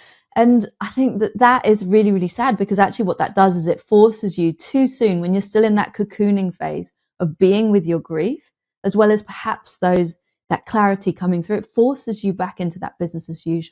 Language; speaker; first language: English; native; English